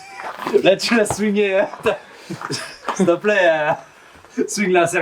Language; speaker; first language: French; native; French